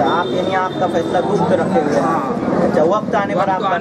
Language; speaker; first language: Hindi; native; Hindi